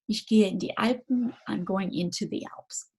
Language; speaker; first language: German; non-native, fluent; English